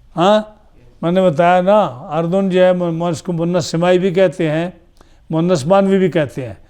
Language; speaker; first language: Urdu; non-native, local second language; Punjabi